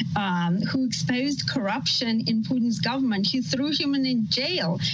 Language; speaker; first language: English; non-native, fluent; Russian